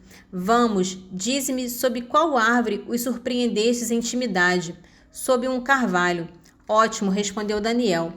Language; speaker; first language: Portuguese; native; Portuguese